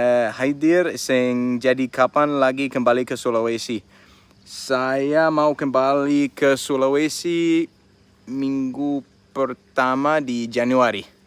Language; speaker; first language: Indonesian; non-native, fluent; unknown